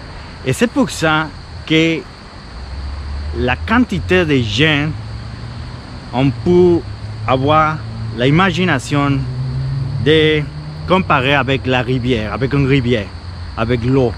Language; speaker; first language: French; non-native, fluent; Spanish